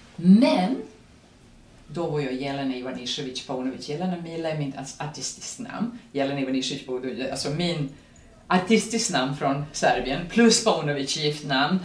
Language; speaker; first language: Swedish; non-native, fluent; Serbian